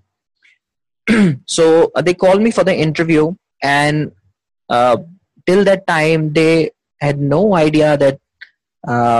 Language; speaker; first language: English; non-native, local second language; Hindi